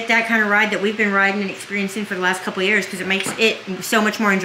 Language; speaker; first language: English; native; English